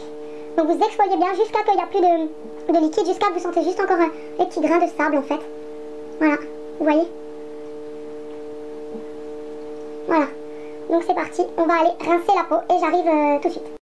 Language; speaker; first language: French; native; French